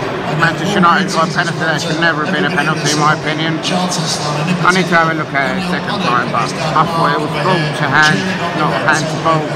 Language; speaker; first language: English; native; English